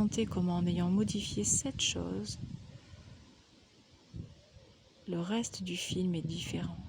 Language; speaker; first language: French; native; French